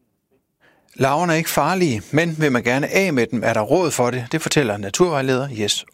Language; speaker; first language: Danish; native; Danish